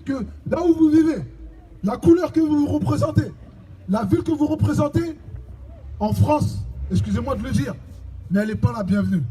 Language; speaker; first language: French; native; French